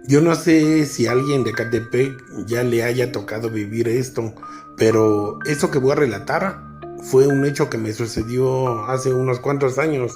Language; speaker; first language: Spanish; native; Spanish